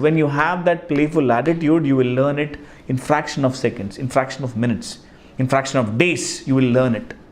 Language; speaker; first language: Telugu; non-native, local second language; Hindi